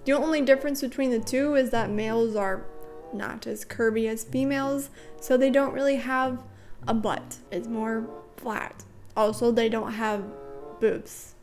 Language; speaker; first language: English; native; English